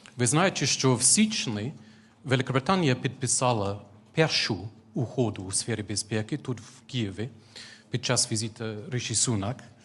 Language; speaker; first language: Ukrainian; non-native, fluent; English